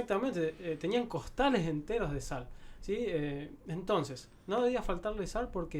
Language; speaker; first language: Spanish; native; Spanish